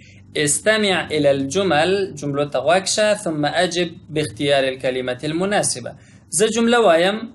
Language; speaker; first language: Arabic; non-native, fluent; Pashto